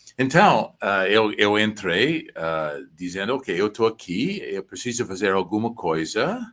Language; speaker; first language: Portuguese; non-native, fluent; English